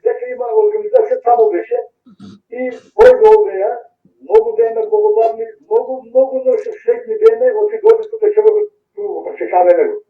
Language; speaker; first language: Macedonian; early bilingual, heritage; Macedonian